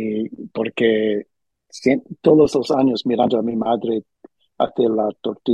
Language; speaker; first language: Spanish; early bilingual, heritage; Spanish